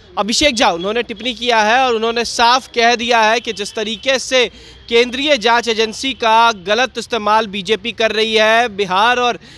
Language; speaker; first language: Hindi; native; Hindi